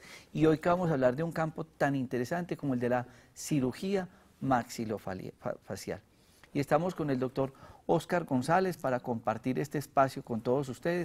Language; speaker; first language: Spanish; native; Spanish